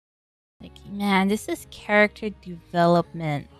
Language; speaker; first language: English; native; English